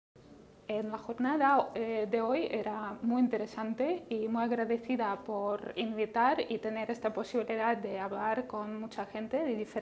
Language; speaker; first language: Spanish; non-native, fluent; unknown